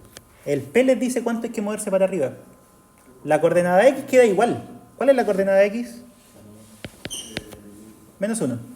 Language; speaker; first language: Spanish; native; Spanish